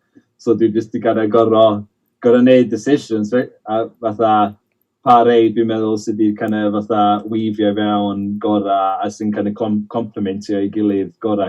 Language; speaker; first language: Welsh; native; Welsh